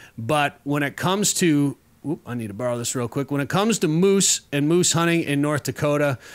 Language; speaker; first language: English; native; English